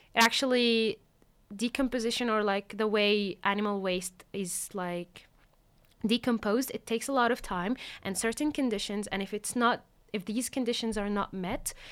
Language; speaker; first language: English; non-native, fluent; Arabic